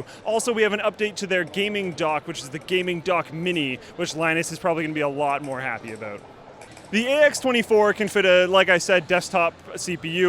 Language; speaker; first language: English; native; English